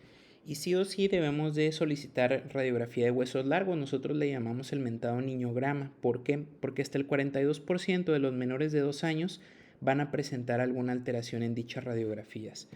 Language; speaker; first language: Spanish; native; Spanish